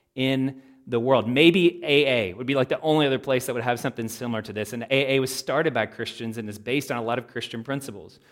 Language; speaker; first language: English; native; English